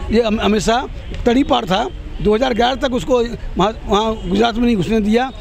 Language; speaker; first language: Hindi; native; Hindi